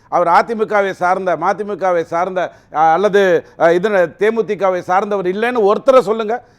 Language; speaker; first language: Tamil; native; Tamil